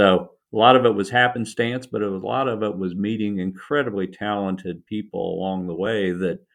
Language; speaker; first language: English; native; English